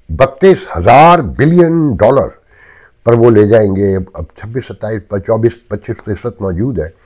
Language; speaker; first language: Urdu; native; Urdu